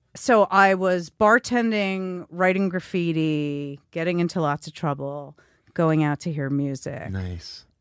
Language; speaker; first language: English; native; English